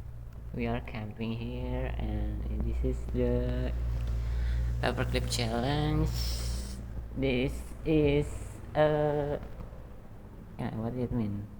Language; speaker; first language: English; non-native, learner; Indonesian